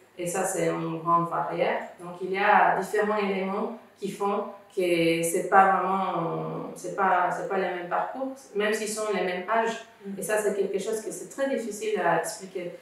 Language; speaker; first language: French; non-native, fluent; Spanish